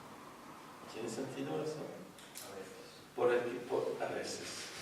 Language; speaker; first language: Spanish; non-native, fluent; French